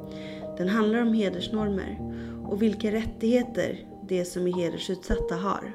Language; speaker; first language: Swedish; native; Swedish